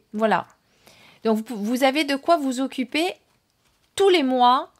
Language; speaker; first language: French; native; French